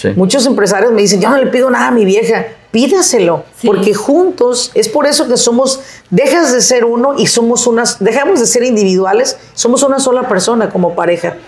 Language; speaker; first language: Spanish; native; Spanish